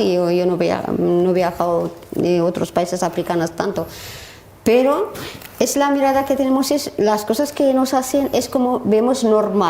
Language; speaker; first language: Spanish; non-native, learner; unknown